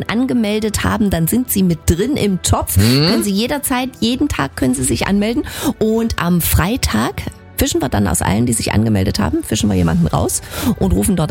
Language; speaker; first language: German; native; German